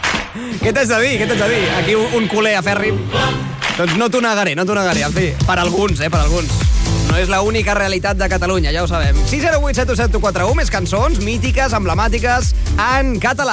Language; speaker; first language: Catalan; native; Catalan